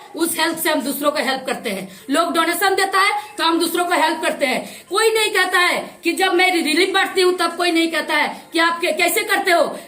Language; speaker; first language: Hindi; native; Hindi